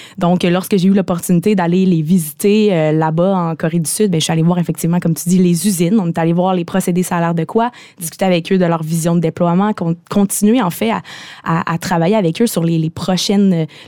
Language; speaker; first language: French; native; French